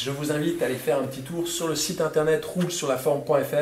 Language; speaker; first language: French; native; French